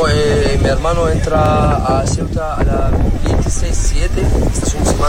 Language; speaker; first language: Spanish; non-native, learner; Arabic